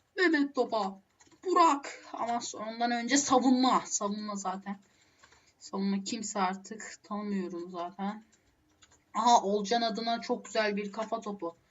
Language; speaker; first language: Turkish; native; Turkish